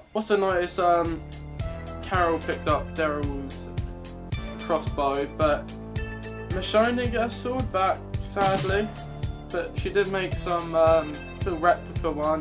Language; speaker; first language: English; native; English